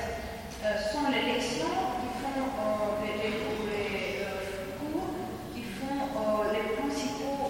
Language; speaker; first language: French; non-native, fluent; Russian